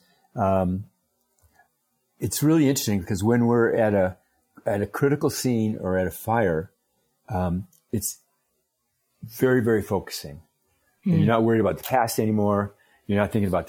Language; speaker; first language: English; native; English